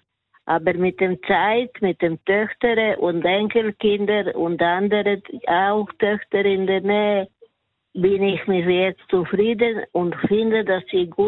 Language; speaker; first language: German; non-native, learner; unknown